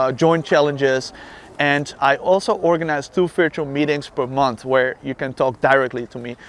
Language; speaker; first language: English; non-native, fluent; Dutch